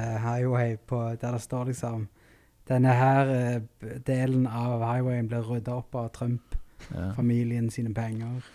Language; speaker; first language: Norwegian; native; Norwegian